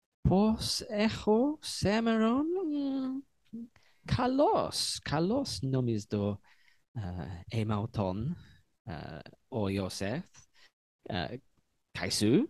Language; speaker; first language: Greek; non-native, learner; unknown